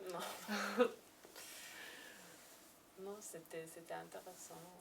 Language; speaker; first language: French; non-native, fluent; Serbian